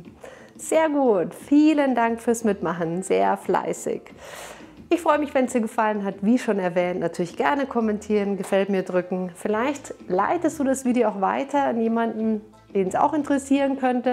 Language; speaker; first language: German; native; German